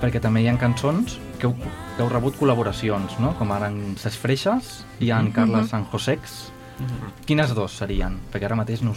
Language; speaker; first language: Catalan; native; Catalan